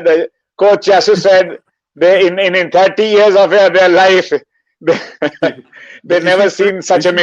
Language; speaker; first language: English; non-native, local second language; Bangla